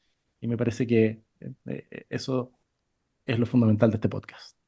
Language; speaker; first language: Spanish; native; Spanish